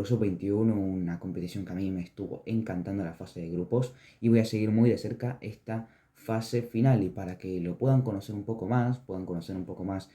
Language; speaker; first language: Spanish; native; Spanish